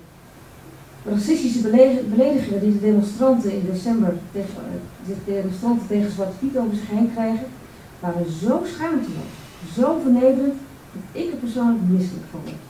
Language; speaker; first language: Dutch; native; Dutch